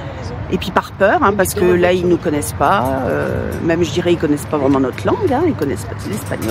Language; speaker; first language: French; native; French